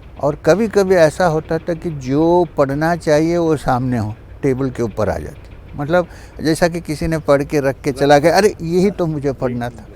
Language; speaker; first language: Hindi; non-native, local second language; Urdu